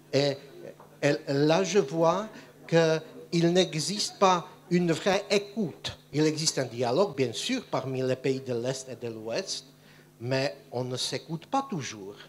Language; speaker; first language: French; non-native, fluent; Czech